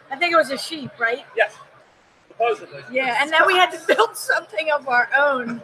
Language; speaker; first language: English; native; English